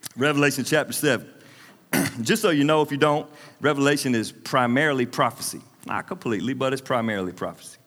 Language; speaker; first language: English; native; English